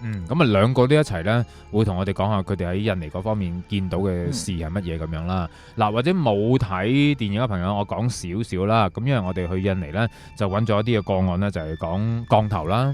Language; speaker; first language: Cantonese; native; Cantonese